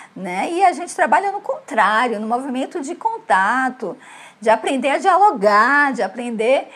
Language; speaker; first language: Portuguese; native; Portuguese